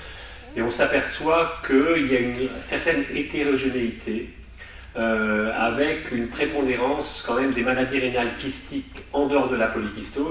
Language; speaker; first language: French; native; French